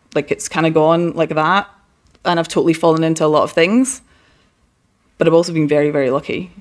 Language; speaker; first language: English; native; English